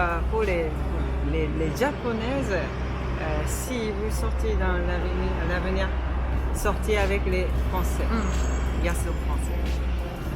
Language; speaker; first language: French; non-native, fluent; Japanese